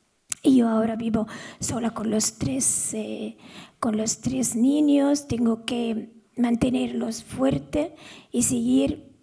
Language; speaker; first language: Spanish; non-native, fluent; Arabic